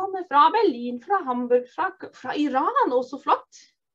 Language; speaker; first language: Norwegian; non-native, fluent; German